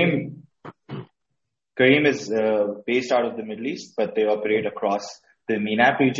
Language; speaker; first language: English; non-native, local second language; Urdu